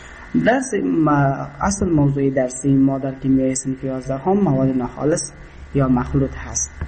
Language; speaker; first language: Persian; native; Persian